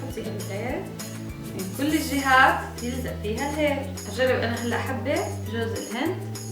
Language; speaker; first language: Arabic; native; Arabic